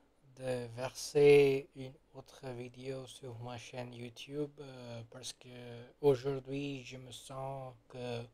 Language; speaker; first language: French; non-native, learner; Gujarati